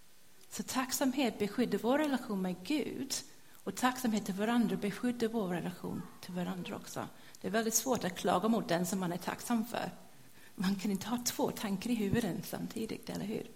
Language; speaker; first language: Swedish; non-native, fluent; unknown